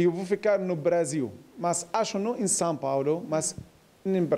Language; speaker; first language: Portuguese; non-native, learner; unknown